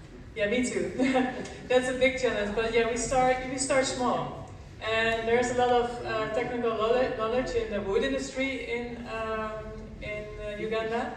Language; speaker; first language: English; non-native, fluent; Dutch